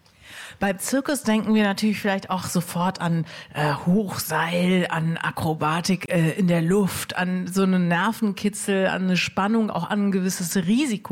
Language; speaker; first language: German; native; German